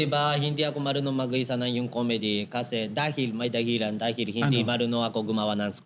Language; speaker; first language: Filipino; non-native, learner; Japanese